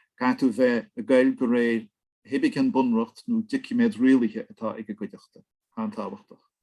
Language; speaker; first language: Irish; native; Irish